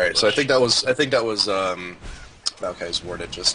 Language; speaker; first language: English; native; English